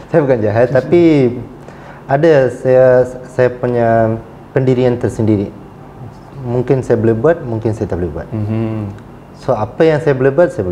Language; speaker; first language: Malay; non-native, local second language; Tamil